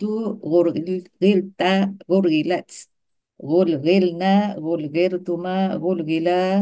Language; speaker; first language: Arabic; non-native, learner; Malay